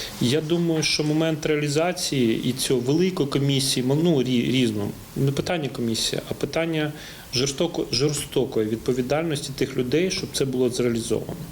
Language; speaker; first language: Ukrainian; native; Ukrainian